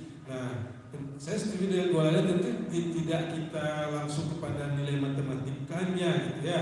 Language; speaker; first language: Indonesian; native; Indonesian